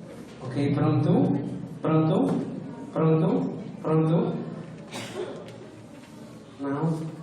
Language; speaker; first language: Portuguese; non-native, fluent; Spanish